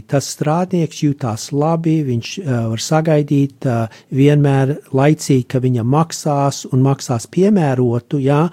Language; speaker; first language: Latvian; early bilingual, heritage; Latvian